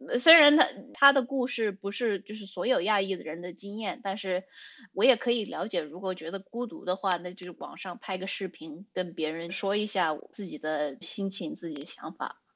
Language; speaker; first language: Chinese; early bilingual, heritage; Chinese